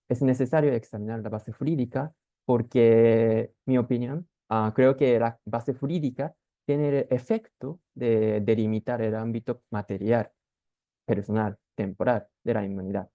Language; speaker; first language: Spanish; non-native, fluent; Japanese